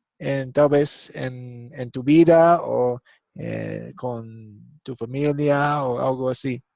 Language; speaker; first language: Spanish; non-native, fluent; English